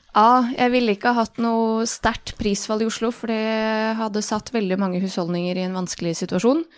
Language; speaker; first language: Norwegian; early bilingual, other home language; Bosnian